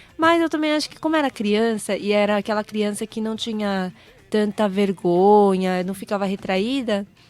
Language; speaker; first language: Portuguese; early bilingual, other home language; Korean